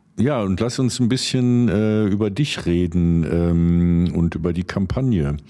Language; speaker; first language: German; native; German